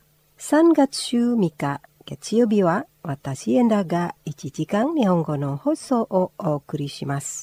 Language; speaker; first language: Japanese; non-native, fluent; Indonesian